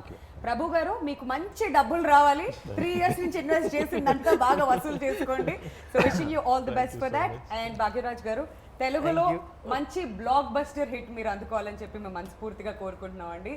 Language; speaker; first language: Telugu; native; Telugu